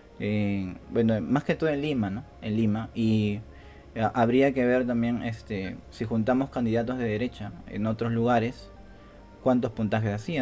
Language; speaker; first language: Spanish; native; Spanish